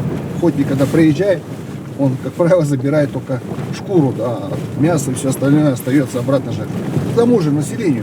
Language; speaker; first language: Russian; native; Russian